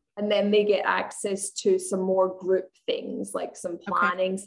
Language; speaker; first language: English; native; English